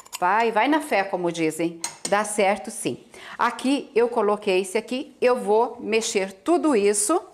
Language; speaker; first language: Portuguese; native; Portuguese